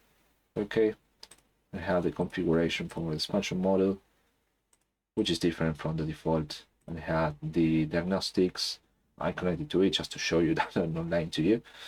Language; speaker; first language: English; non-native, fluent; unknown